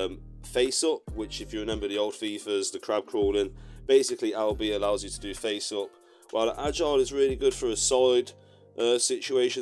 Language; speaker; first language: English; native; English